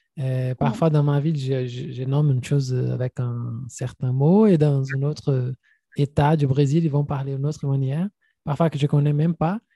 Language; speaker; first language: French; non-native, fluent; Portuguese